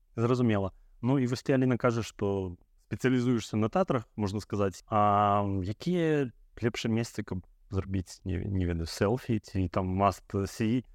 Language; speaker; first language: Belarusian; non-native, local second language; Russian